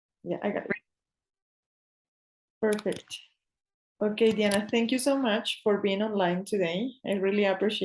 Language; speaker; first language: English; non-native, fluent; Spanish